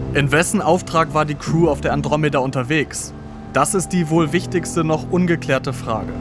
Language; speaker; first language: German; native; German